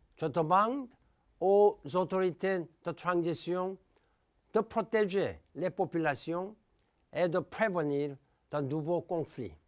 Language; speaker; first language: French; non-native, fluent; Korean